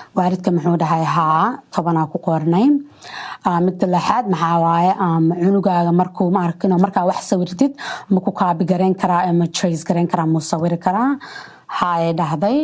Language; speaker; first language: Somali; early bilingual, heritage; Somali